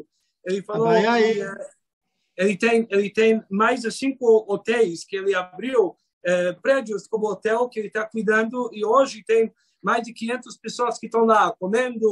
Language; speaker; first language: Portuguese; non-native, fluent; Hebrew